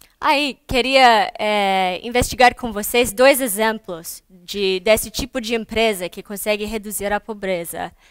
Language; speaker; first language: Portuguese; non-native, fluent; English